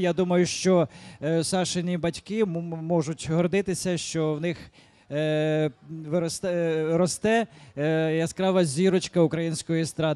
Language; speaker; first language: Ukrainian; native; Ukrainian